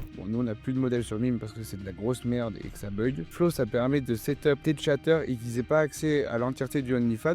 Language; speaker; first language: French; native; French